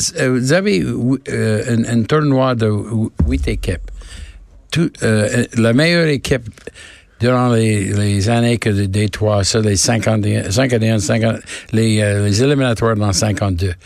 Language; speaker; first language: French; non-native, learner; English